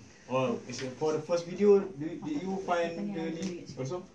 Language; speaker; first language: English; non-native, learner; Malay